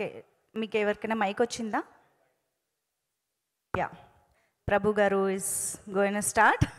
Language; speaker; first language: Telugu; native; Telugu